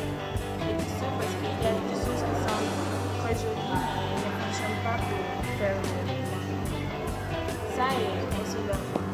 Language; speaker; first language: French; non-native, learner; Spanish